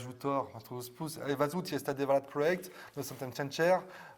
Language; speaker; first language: Romanian; non-native, learner; French